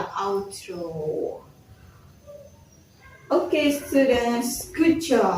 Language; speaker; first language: English; non-native, learner; Indonesian